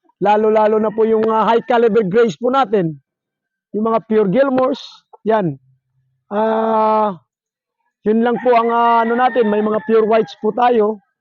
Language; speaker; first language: Filipino; non-native, local second language; Surigaonon